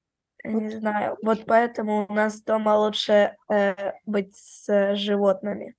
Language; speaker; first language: Russian; early bilingual, heritage; Russian